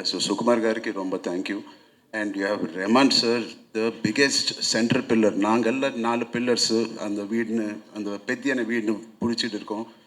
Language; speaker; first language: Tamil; non-native, local second language; Telugu